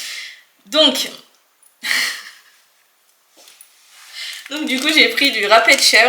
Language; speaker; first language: French; native; French